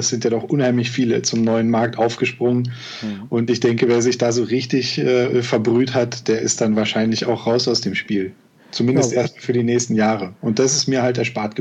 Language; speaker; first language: German; native; German